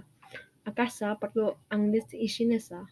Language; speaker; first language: Catalan; non-native, learner; Chinese